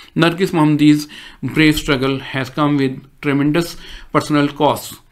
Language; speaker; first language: English; non-native, local second language; Urdu